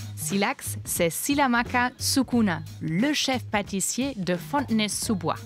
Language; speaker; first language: French; non-native, fluent; German